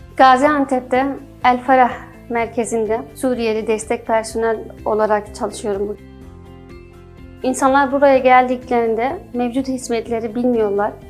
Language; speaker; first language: Turkish; non-native, fluent; Arabic